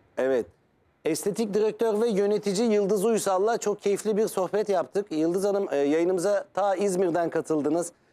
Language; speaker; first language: Turkish; native; Turkish